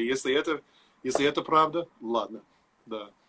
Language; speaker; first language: Russian; non-native, learner; English